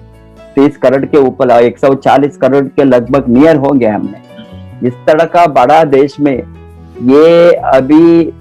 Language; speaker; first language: Hindi; non-native, local second language; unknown